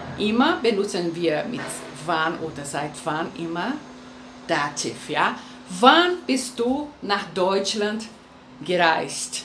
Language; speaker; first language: German; non-native, fluent; Portuguese